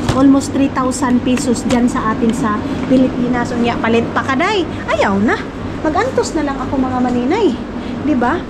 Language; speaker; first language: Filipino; non-native, local second language; Cebuano